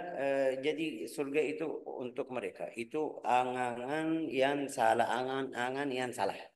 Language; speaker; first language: Malay; non-native, fluent; Arabic